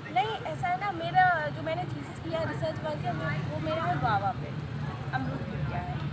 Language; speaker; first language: Hindi; native; Hindi